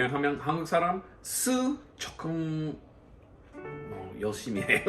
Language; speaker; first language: Korean; non-native, learner; English